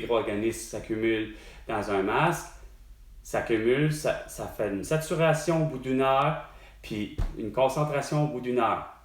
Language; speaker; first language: French; native; French